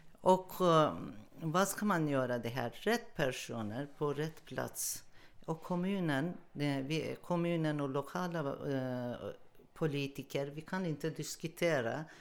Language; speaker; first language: Swedish; non-native, learner; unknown